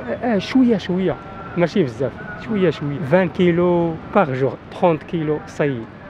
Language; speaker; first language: French; non-native, learner; Arabic